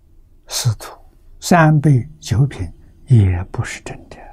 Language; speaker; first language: Chinese; native; Chinese